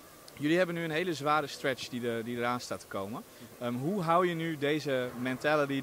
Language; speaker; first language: Dutch; native; Dutch